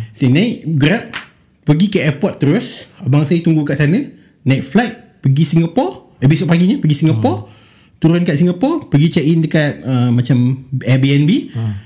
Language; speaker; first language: Malay; native; Malay